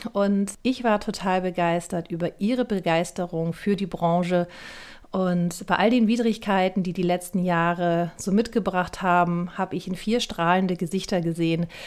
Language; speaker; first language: German; native; German